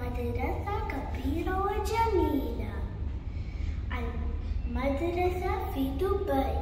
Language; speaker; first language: Arabic; non-native, learner; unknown